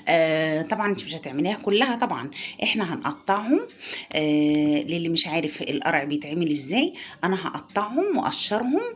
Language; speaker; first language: Arabic; native; Arabic